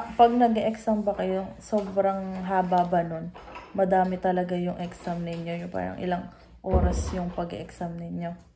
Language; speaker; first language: Filipino; native; Filipino